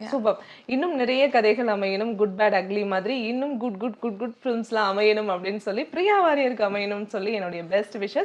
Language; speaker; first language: Tamil; native; Tamil